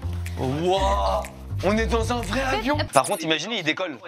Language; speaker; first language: French; native; French